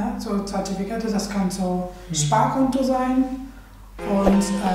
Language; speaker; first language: German; non-native, learner; Nepali